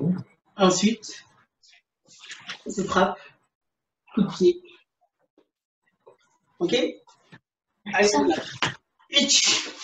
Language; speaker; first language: French; native; French